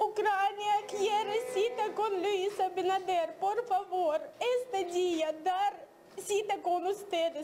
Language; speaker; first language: Spanish; non-native, learner; Ukrainian